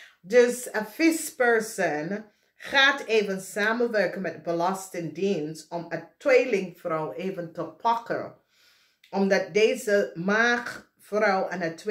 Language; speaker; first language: Dutch; non-native, fluent; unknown